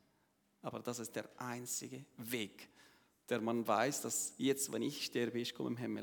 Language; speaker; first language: German; non-native, learner; Arabic